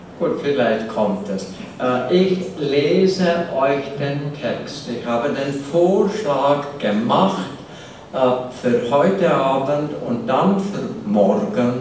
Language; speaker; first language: German; non-native, fluent; English